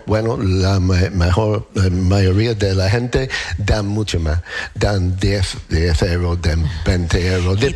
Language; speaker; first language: Spanish; non-native, learner; English